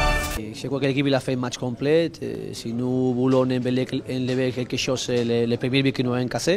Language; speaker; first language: French; non-native, fluent; Spanish